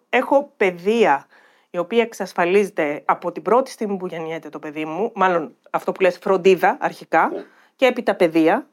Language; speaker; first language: Greek; native; Greek